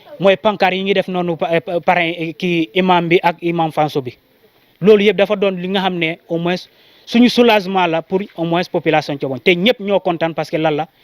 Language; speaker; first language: Wolof; non-native, local second language; Jola-Fonyi